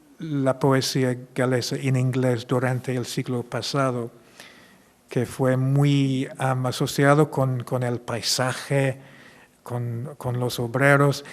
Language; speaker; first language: Spanish; non-native, fluent; English